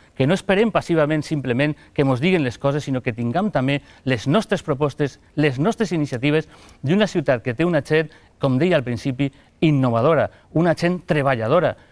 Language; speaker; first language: Catalan; non-native, local second language; Spanish